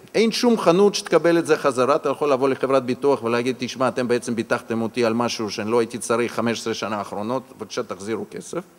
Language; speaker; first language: Hebrew; non-native, fluent; Russian